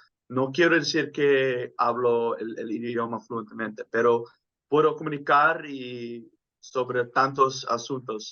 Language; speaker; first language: Spanish; non-native, fluent; Dutch